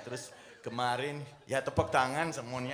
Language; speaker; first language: Indonesian; non-native, fluent; French